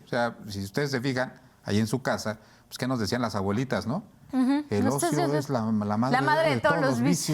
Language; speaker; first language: Spanish; native; Spanish